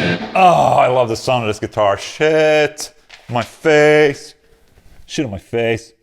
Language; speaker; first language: English; non-native, fluent; Swedish